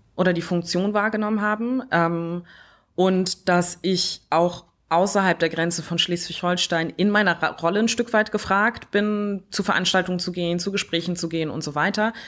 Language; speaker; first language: German; early bilingual, other home language; French